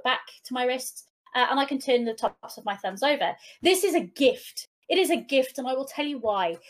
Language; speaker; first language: English; non-native, local second language; Welsh